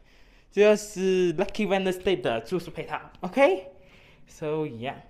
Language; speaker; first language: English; non-native, local second language; Chinese